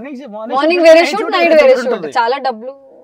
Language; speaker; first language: Telugu; non-native, local second language; Hindi